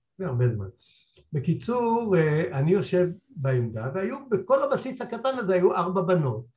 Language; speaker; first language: Hebrew; native; Hebrew